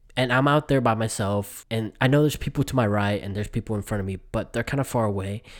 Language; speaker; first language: English; early bilingual, other home language; Vietnamese